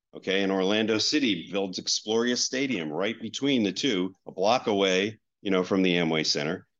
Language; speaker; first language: English; native; English